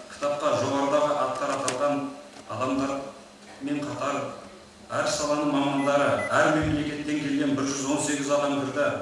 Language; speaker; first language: Kazakh; early bilingual, heritage; Kazakh